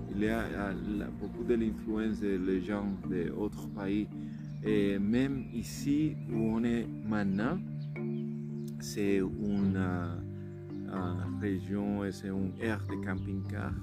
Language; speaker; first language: French; non-native, learner; Spanish